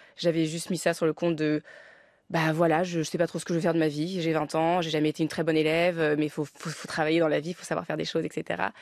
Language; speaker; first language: French; native; French